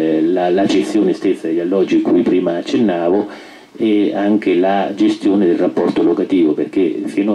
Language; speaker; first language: Italian; native; Italian